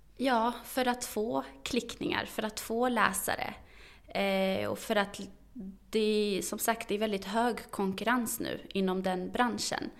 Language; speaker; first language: Swedish; early bilingual, other home language; Arabic